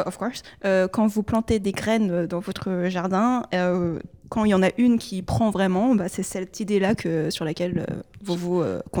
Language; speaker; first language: French; native; French